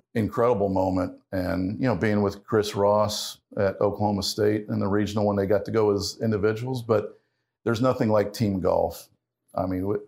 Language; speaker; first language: English; native; English